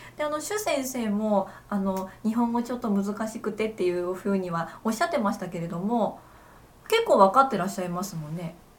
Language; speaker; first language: Japanese; native; Japanese